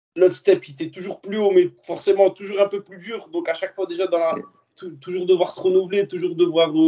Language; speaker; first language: French; native; French